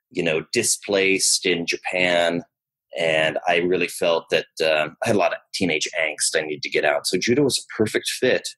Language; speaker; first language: English; native; English